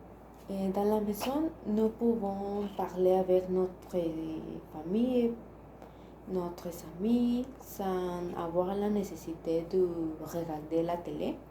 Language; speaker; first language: French; non-native, learner; Spanish